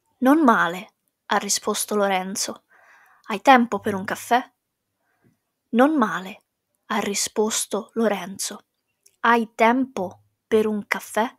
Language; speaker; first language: Italian; non-native, fluent; English